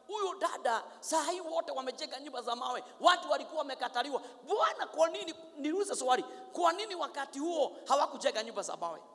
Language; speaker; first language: Swahili; non-native, local second language; Kikuyu